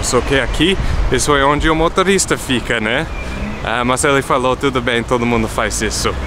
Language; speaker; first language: Portuguese; non-native, fluent; English